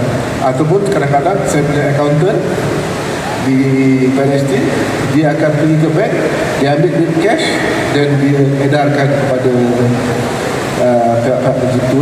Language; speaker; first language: Malay; native; Malay